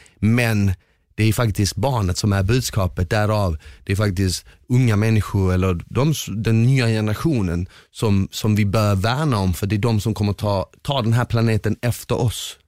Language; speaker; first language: Swedish; early bilingual, other home language; Bosnian